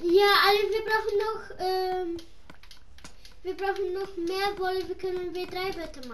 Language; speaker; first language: German; non-native, learner; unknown